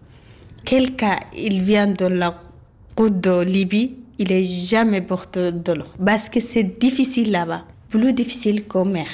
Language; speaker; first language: French; non-native, learner; Arabic